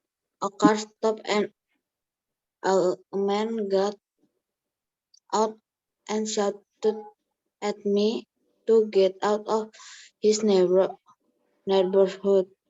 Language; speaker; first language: English; non-native, learner; Indonesian